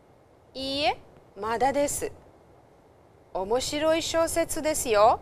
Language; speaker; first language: Japanese; non-native, fluent; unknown